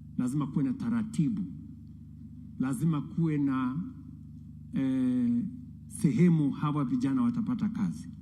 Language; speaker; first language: Swahili; non-native, local second language; Kalenjin